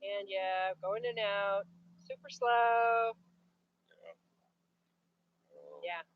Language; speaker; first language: English; native; English